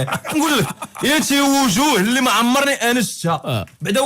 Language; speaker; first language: Arabic; native; Arabic